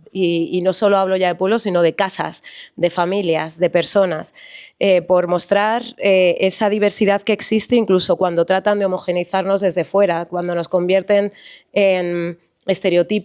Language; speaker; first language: Spanish; native; Spanish